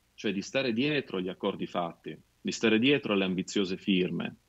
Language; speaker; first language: Italian; native; Italian